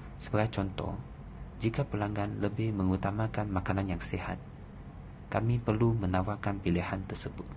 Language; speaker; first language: Malay; non-native, local second language; Chinese